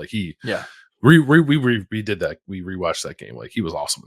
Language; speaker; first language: English; native; English